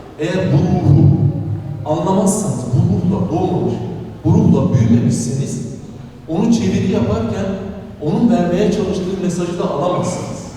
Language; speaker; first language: Turkish; non-native, local second language; Romany